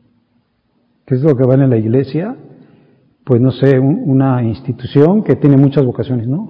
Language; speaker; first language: Spanish; native; Spanish